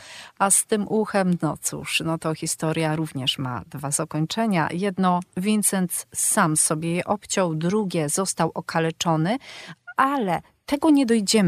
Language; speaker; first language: Polish; native; Polish